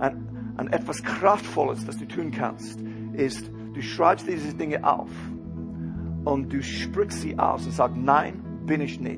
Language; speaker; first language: German; non-native, fluent; English